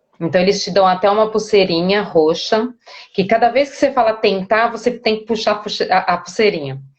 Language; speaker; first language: Portuguese; native; Portuguese